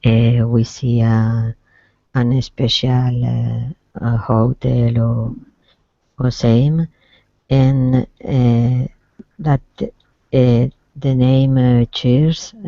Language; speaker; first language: English; non-native, learner; Spanish